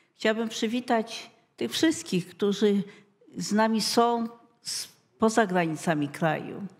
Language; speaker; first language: Polish; native; Polish